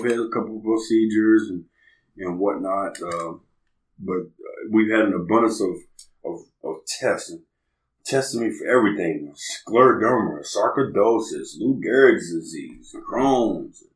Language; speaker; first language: English; native; English